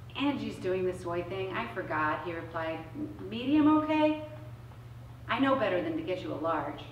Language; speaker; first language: English; native; English